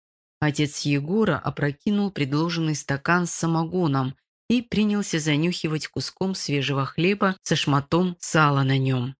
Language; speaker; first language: Russian; native; Russian